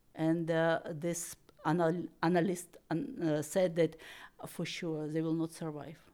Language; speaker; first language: English; non-native, learner; Russian